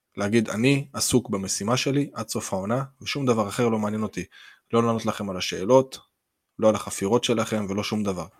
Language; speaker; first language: Hebrew; native; Hebrew